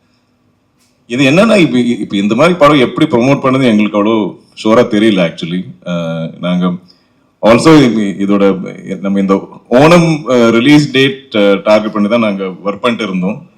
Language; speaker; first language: Tamil; non-native, local second language; Malayalam